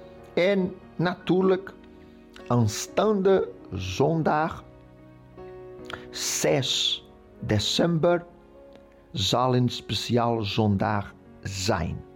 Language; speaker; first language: Dutch; non-native, local second language; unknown